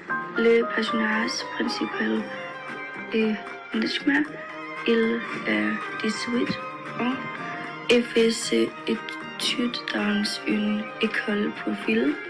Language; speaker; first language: French; non-native, learner; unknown